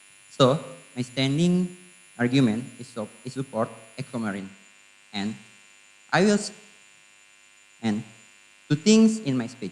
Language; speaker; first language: English; non-native, learner; Indonesian